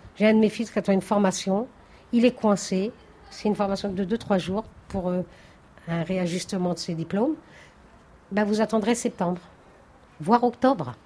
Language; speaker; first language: French; native; French